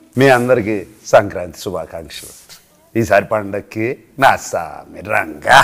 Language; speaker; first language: Telugu; native; Telugu